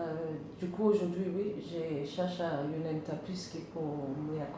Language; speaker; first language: French; non-native, learner; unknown